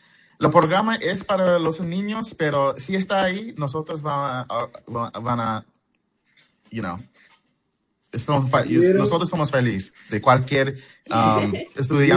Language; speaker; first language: Spanish; non-native, fluent; English